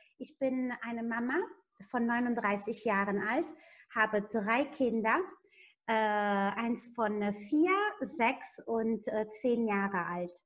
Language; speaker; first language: German; non-native, fluent; Italian